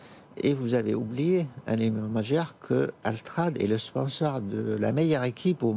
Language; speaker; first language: French; non-native, fluent; Arabic